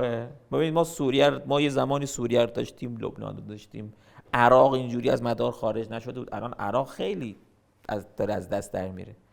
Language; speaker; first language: Persian; native; Persian